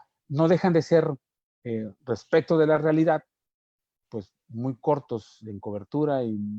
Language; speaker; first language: Spanish; native; Spanish